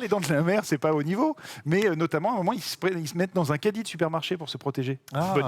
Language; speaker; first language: French; native; French